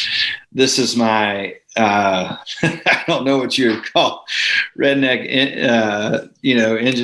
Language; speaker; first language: English; native; English